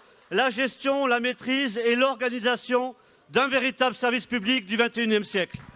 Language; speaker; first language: French; native; French